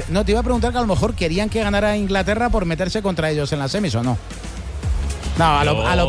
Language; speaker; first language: Spanish; native; Spanish